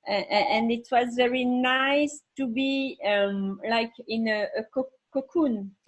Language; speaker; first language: English; non-native, learner; French